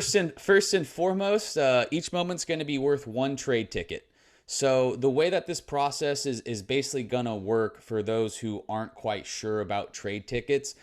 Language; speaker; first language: English; native; English